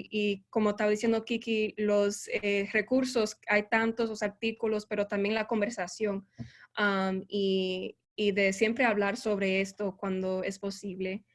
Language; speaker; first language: Spanish; early bilingual, heritage; Spanish